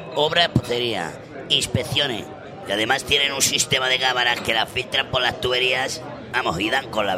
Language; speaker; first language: Spanish; native; Spanish